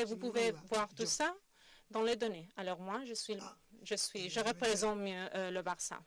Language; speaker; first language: French; non-native, fluent; Spanish